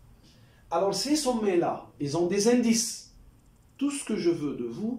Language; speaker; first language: French; non-native, local second language; Arabic